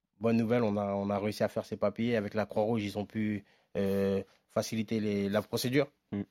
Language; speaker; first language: French; native; French